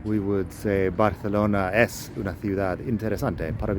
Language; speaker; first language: Spanish; non-native, fluent; English